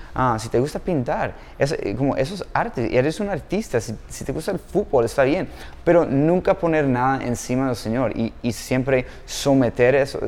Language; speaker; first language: Spanish; non-native, fluent; English